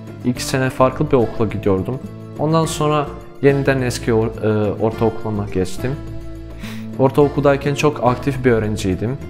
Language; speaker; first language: Turkish; non-native, fluent; Bosnian